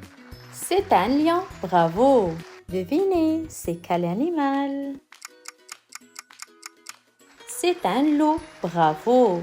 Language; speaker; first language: French; non-native, local second language; Arabic